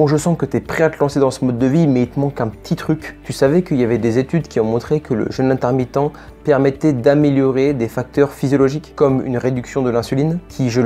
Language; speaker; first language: French; native; French